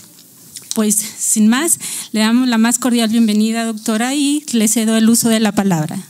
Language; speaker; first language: Spanish; native; Spanish